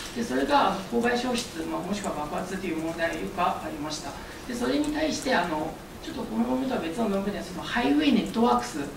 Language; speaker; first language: Japanese; early bilingual, other home language; Chinese